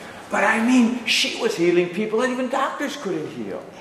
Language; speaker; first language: English; native; English